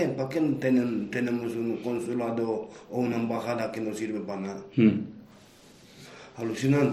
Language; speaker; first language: Spanish; non-native, fluent; Romanian